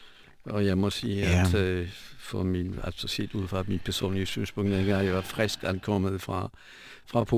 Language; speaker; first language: Danish; non-native, fluent; Polish